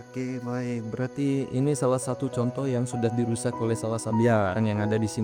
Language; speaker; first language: Indonesian; native; Indonesian